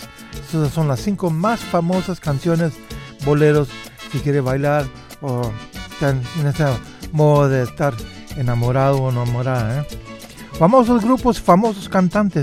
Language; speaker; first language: Spanish; early bilingual, heritage; Spanish